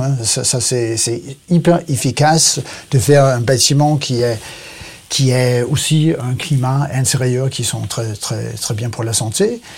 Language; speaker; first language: French; non-native, learner; Danish